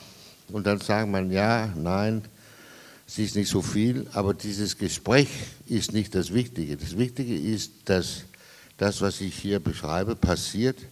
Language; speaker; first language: German; non-native, fluent; Danish